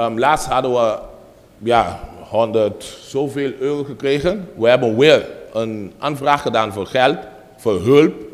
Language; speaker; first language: Dutch; non-native, local second language; Papiamento